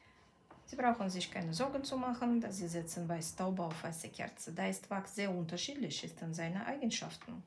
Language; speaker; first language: German; non-native, fluent; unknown